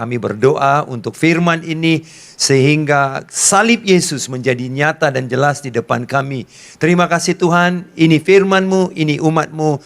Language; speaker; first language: Malay; non-native, local second language; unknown